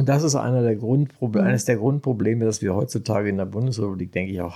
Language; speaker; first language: German; native; German